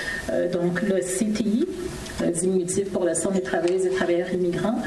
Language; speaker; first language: French; native; French